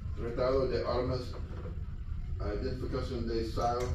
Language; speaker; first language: Spanish; non-native, learner; English